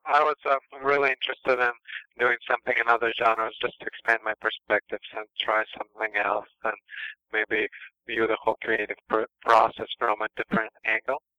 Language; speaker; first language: English; non-native, fluent; Russian